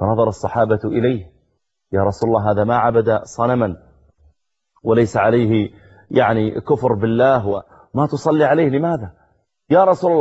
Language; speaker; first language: Arabic; native; Arabic